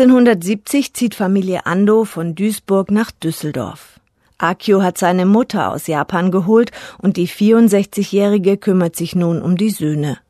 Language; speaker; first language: German; native; German